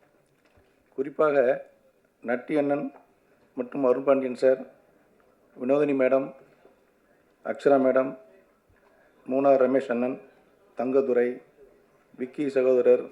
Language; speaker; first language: Tamil; native; Tamil